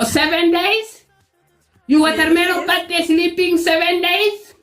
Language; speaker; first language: English; non-native, learner; Oromo